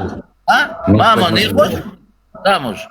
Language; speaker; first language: Russian; non-native, learner; Uzbek